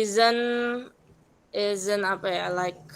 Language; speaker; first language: English; non-native, learner; Indonesian